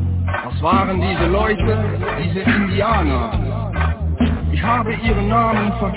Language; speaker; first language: German; non-native, learner; Dutch